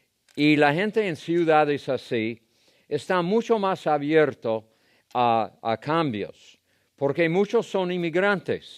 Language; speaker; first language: Spanish; non-native, fluent; English